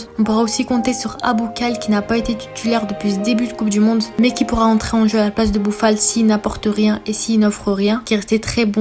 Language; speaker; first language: French; native; French